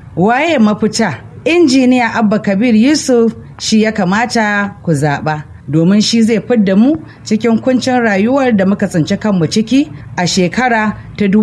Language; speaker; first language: Hausa; non-native, local second language; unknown